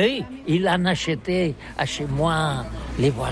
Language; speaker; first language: French; non-native, learner; Catalan